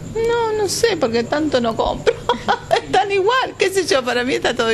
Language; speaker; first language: Spanish; native; Spanish